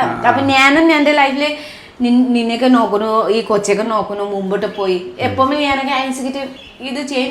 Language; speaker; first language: Malayalam; non-native, fluent; Nepali